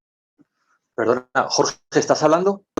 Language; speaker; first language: Spanish; native; Spanish